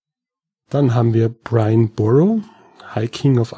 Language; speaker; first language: German; native; German